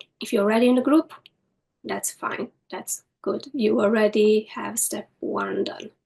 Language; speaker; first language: English; non-native, fluent; Italian